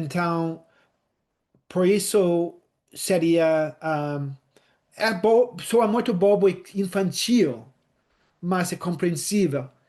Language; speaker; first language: Portuguese; non-native, fluent; English